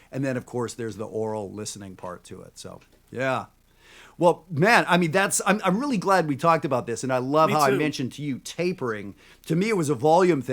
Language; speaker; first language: English; native; English